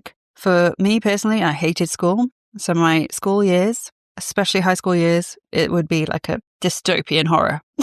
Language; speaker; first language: English; native; English